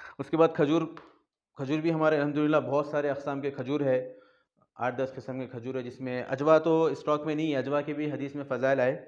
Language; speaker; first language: Urdu; native; Urdu